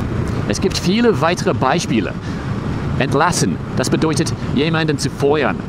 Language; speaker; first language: German; non-native, fluent; English